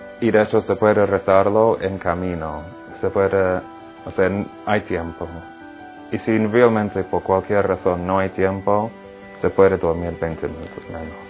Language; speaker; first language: Spanish; non-native, fluent; English